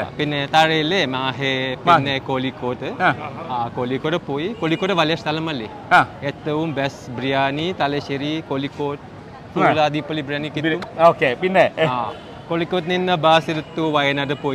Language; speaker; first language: Malayalam; non-native, learner; Chinese